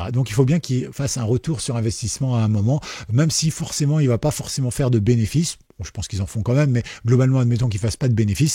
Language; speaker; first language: French; native; French